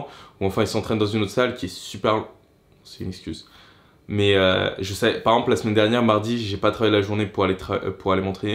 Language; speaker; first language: French; native; French